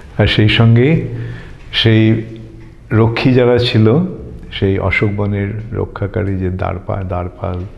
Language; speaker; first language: Bangla; native; Bangla